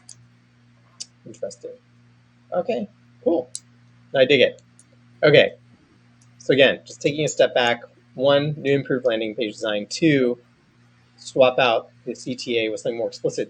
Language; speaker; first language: English; native; English